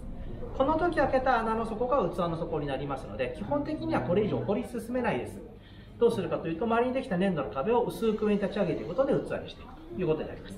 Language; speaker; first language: Japanese; native; Japanese